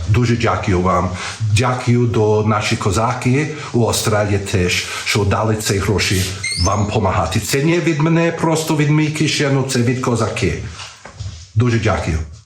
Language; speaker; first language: Ukrainian; early bilingual, heritage; Ukrainian